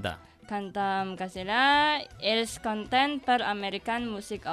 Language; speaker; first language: Catalan; non-native, learner; Indonesian